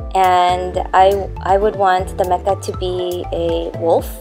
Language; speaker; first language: English; early bilingual, other home language; Korean